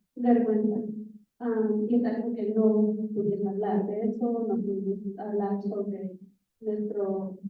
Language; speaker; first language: Spanish; early bilingual, other home language; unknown